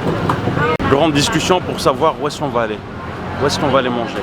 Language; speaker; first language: French; native; French